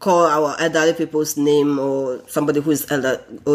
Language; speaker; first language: English; non-native, local second language; Ewe